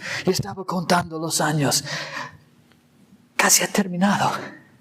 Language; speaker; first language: Spanish; non-native, fluent; English